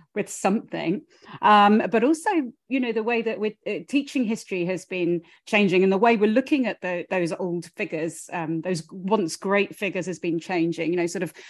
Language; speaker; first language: English; early bilingual, other home language; Hindi